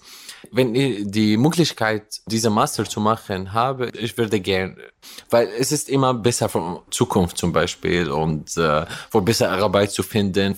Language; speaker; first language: German; non-native, learner; Arabic